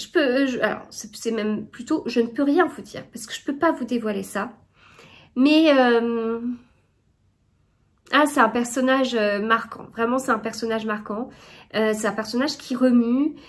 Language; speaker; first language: French; native; French